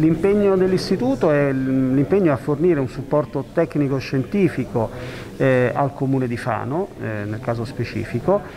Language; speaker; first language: Italian; native; Italian